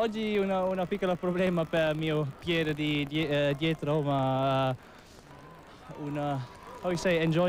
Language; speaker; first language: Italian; non-native, learner; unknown